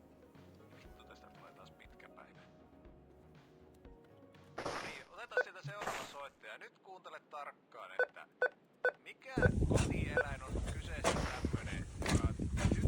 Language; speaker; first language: Finnish; native; Finnish